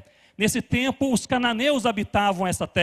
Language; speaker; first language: Portuguese; native; Portuguese